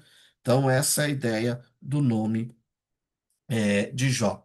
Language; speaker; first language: Portuguese; native; Portuguese